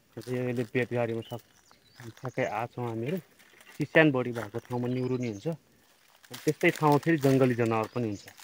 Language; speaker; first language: Nepali; non-native, local second language; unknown